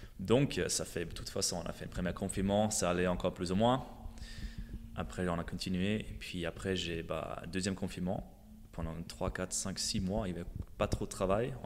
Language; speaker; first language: French; non-native, fluent; German